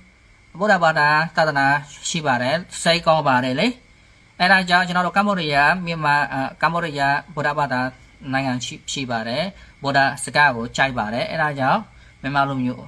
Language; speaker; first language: Burmese; non-native, learner; Khmer